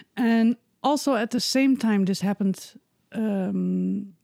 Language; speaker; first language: English; non-native, fluent; Dutch